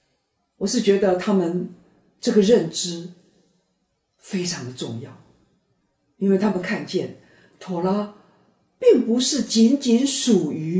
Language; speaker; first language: Chinese; native; Chinese